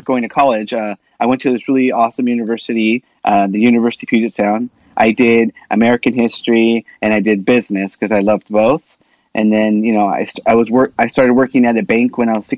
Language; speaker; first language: English; early bilingual, other home language; Spanish